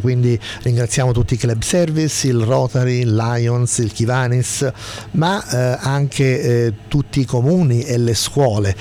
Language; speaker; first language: Italian; native; Italian